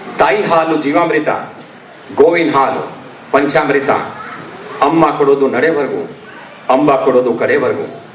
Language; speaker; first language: Kannada; non-native, local second language; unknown